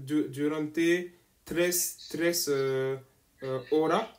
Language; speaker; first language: Spanish; non-native, learner; French